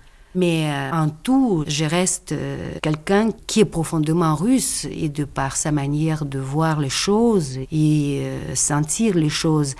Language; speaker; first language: French; non-native, fluent; Russian